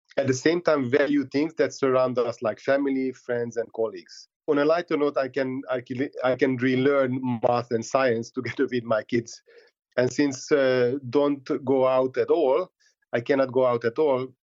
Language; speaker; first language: English; non-native, fluent; Hungarian